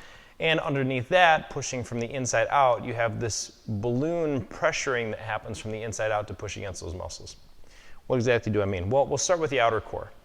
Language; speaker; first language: English; native; English